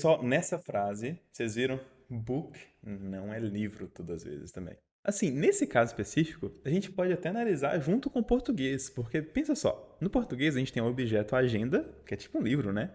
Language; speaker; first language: Portuguese; native; Portuguese